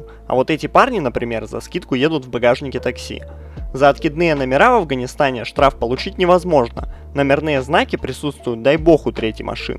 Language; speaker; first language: Russian; native; Russian